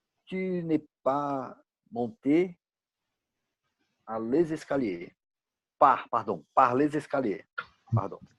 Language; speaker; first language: French; non-native, learner; Portuguese